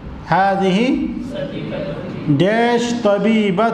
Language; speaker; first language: Arabic; non-native, fluent; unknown